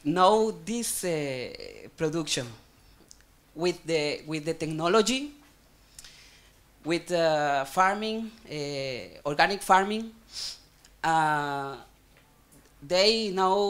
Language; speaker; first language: English; non-native, learner; Spanish